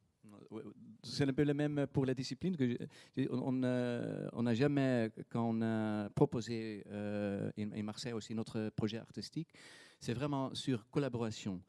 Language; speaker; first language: French; non-native, fluent; Dutch